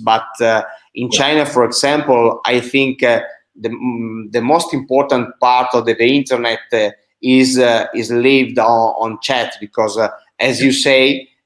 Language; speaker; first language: English; non-native, fluent; Italian